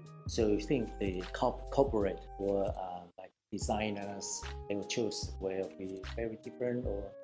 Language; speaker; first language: English; non-native, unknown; Chinese